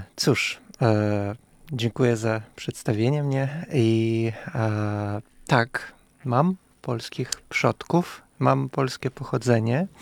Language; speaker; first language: Polish; non-native, fluent; Russian